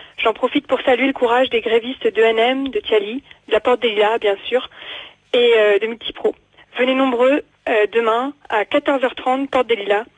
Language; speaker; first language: French; native; French